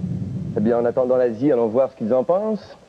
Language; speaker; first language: French; native; French